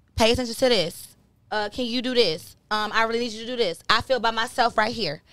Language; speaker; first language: English; native; English